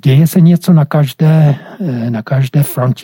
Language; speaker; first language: Czech; non-native, fluent; English